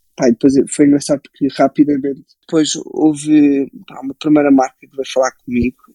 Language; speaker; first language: Portuguese; early bilingual, other home language; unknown